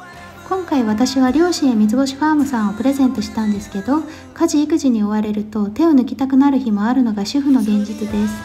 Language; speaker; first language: Japanese; native; Japanese